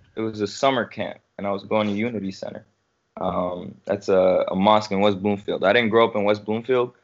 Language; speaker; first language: English; native; English